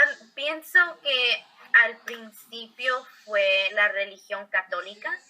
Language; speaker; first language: Spanish; early bilingual, heritage; Spanish